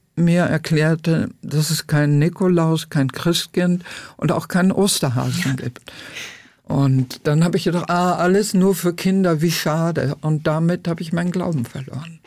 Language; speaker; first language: German; native; German